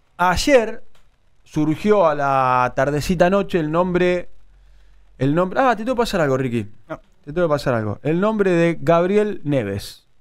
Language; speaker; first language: Spanish; native; Spanish